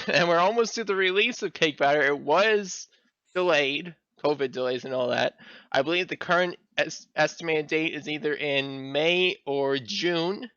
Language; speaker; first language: English; native; English